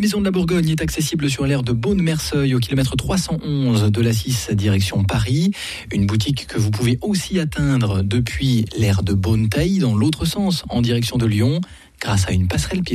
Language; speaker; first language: French; native; French